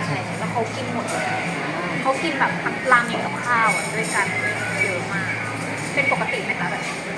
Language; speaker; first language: Thai; native; Thai